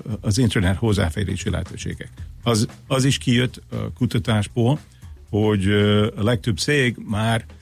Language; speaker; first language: Hungarian; non-native, fluent; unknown